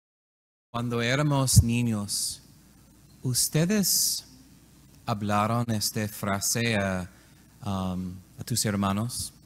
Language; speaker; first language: Spanish; non-native, learner; English